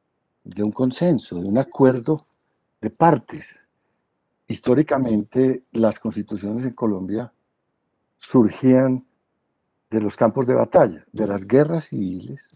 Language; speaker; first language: Spanish; native; Spanish